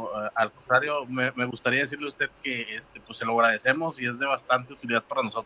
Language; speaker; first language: Spanish; native; Spanish